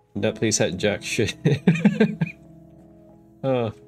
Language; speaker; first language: English; non-native, local second language; Malay